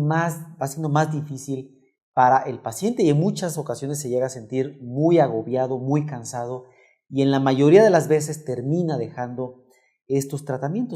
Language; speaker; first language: Spanish; native; Spanish